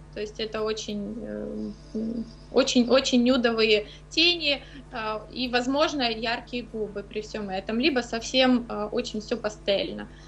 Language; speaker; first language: Russian; native; Russian